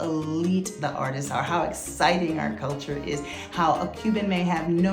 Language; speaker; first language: English; early bilingual, other home language; Spanish